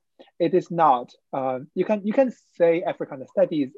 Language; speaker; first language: English; non-native, fluent; Chinese